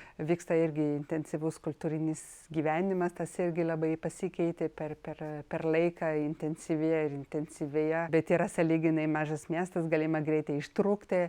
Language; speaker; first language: Lithuanian; non-native, fluent; French